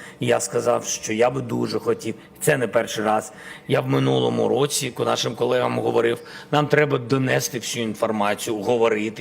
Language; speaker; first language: Ukrainian; non-native, local second language; Russian